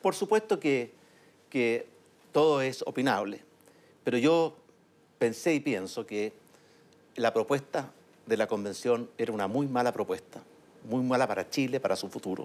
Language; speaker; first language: Spanish; native; Spanish